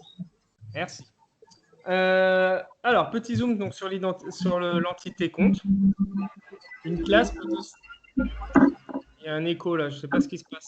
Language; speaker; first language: French; native; French